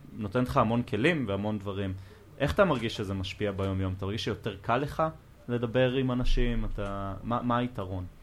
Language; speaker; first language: Hebrew; native; Hebrew